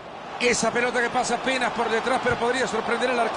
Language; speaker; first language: Spanish; native; Spanish